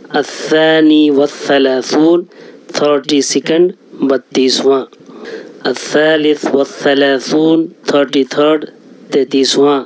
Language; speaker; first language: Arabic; non-native, fluent; Urdu